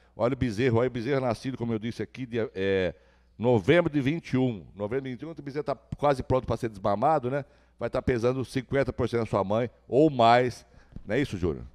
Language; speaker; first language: Portuguese; native; Portuguese